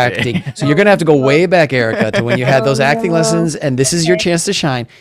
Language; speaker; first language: English; native; English